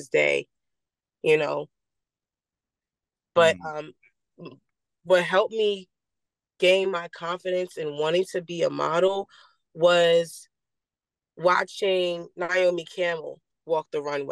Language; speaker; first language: English; native; English